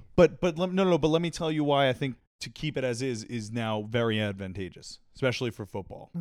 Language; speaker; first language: English; native; English